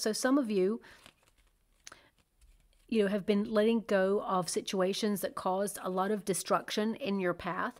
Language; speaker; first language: English; native; English